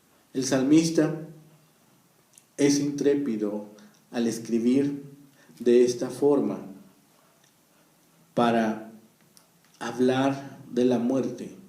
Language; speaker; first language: Spanish; native; Spanish